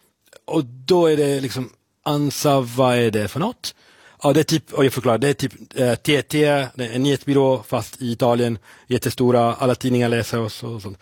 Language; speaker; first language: Swedish; non-native, fluent; Italian